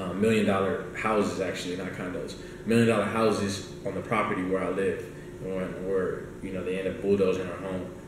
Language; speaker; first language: English; native; English